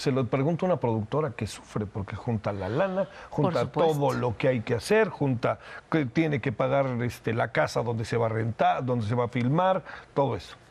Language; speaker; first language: Spanish; native; Spanish